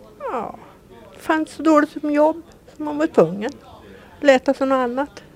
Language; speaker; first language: Swedish; native; Swedish